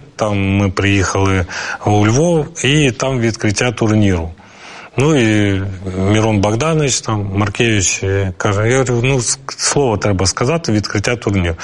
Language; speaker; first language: Ukrainian; non-native, local second language; Russian